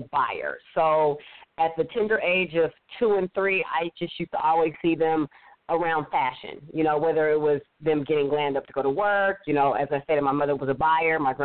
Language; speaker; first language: English; native; English